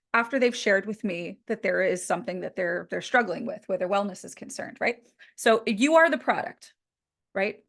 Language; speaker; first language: English; native; English